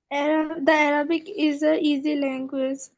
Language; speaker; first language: English; non-native, learner; Bangla